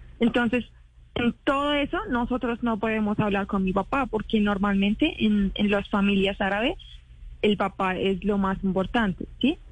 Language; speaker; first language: Spanish; non-native, learner; Arabic